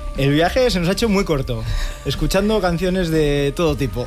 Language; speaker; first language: Spanish; native; Spanish